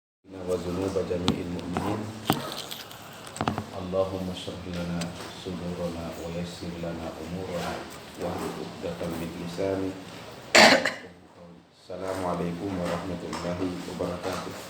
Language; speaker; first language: Arabic; non-native, fluent; Indonesian